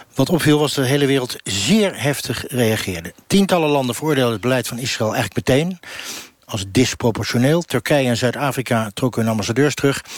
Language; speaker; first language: Dutch; native; Dutch